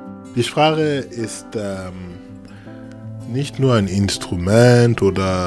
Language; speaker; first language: German; non-native, fluent; French